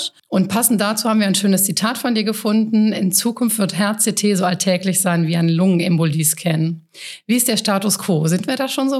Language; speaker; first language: German; native; German